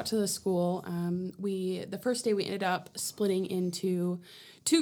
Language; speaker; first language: English; native; English